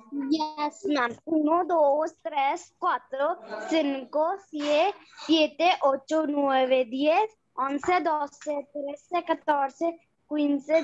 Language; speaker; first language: Spanish; non-native, learner; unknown